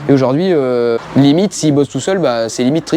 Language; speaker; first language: French; native; French